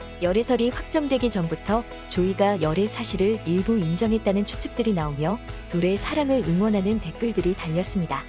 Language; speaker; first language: Korean; native; Korean